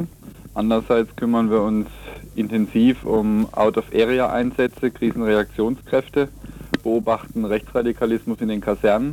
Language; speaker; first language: German; native; German